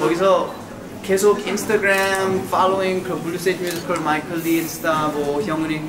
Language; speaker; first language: Korean; early bilingual, heritage; English